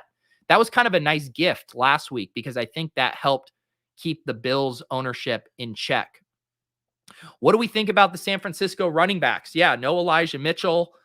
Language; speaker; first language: English; native; English